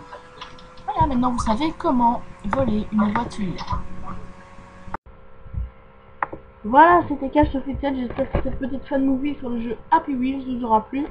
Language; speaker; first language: French; native; French